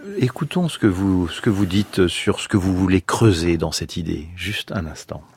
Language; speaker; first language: French; native; French